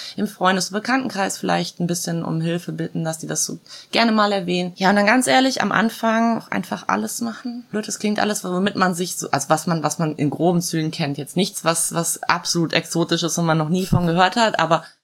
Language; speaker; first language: German; early bilingual, other home language; Croatian